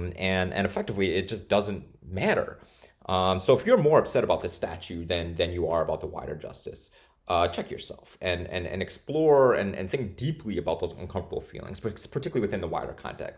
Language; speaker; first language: English; native; English